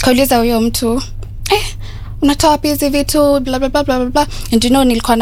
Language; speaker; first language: Swahili; native; Swahili